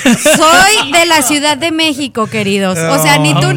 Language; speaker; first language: Spanish; native; Spanish